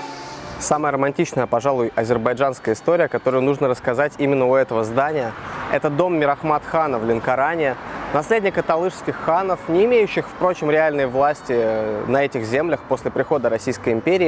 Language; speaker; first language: Russian; native; Russian